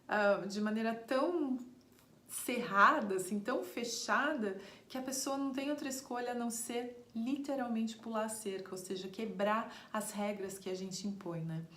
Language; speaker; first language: Portuguese; native; Portuguese